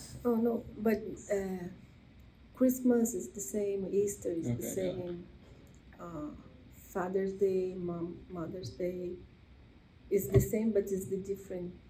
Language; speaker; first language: English; non-native, learner; Portuguese